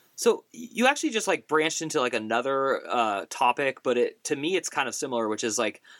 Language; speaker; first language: English; native; English